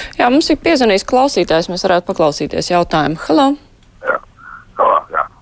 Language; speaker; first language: Latvian; native; Latvian